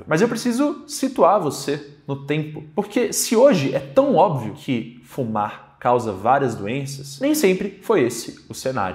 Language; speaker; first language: Portuguese; native; Portuguese